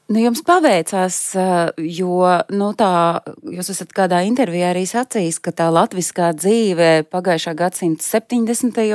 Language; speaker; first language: Latvian; native; Latvian